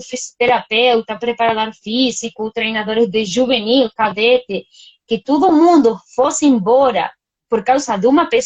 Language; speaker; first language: Portuguese; non-native, fluent; Spanish